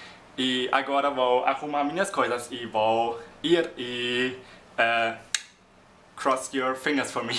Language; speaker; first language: Portuguese; non-native, fluent; German